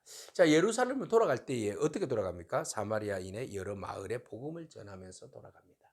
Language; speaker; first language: Korean; native; Korean